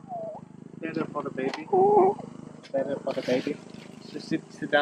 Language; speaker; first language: English; non-native, learner; Vietnamese